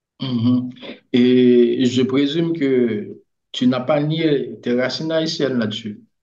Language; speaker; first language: French; non-native, local second language; Haitian Creole